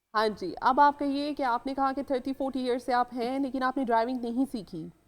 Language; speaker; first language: Urdu; native; Urdu